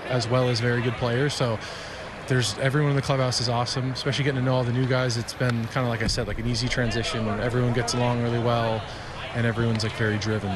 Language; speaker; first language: English; native; English